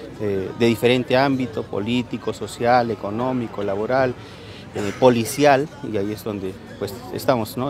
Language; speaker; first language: Spanish; native; Spanish